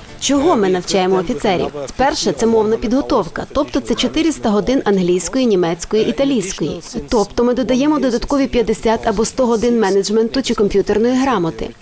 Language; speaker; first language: Ukrainian; native; Ukrainian